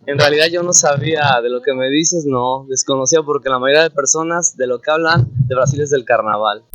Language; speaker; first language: Spanish; non-native, fluent; Portuguese